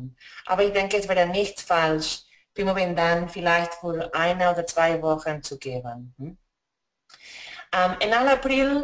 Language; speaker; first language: German; non-native, fluent; Spanish